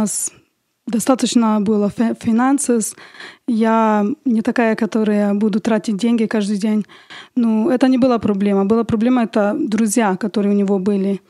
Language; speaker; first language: Russian; early bilingual, heritage; Russian